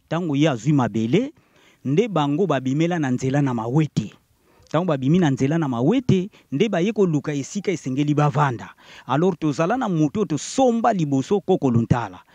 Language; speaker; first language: Lingala; non-native, local second language; Kongo